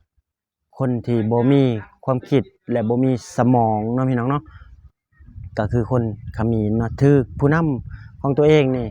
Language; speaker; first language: Thai; non-native, local second language; Lao